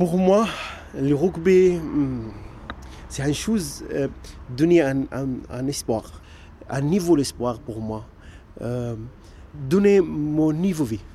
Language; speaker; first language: French; non-native, learner; Arabic